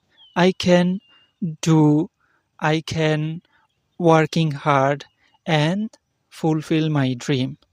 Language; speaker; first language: English; non-native, learner; Bangla